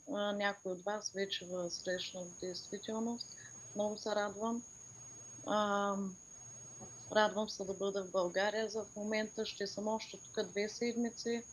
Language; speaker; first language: Bulgarian; early bilingual, heritage; Danish